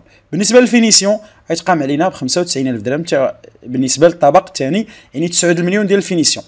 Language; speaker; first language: Arabic; native; Arabic